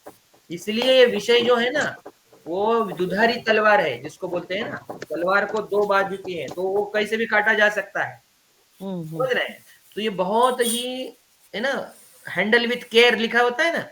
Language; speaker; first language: Hindi; native; Hindi